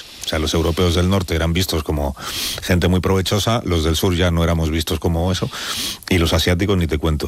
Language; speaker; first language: Spanish; native; Spanish